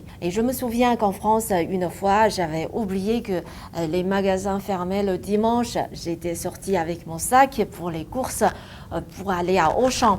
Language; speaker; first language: French; non-native, fluent; Chinese